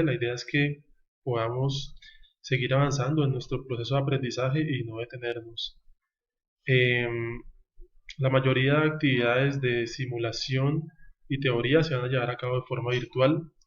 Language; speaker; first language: Spanish; native; Spanish